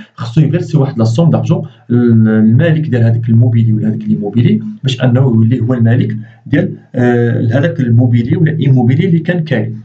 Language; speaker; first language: French; non-native, local second language; Arabic